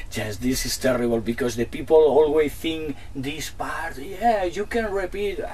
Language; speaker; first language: English; non-native, learner; Spanish